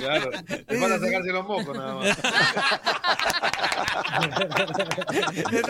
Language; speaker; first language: Spanish; native; Spanish